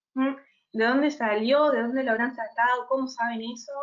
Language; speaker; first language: Spanish; native; Spanish